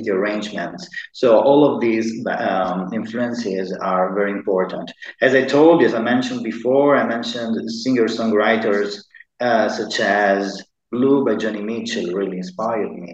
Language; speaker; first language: English; non-native, fluent; Italian